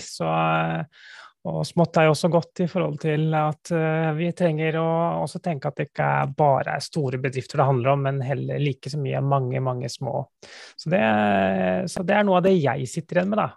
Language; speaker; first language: Norwegian; native; Norwegian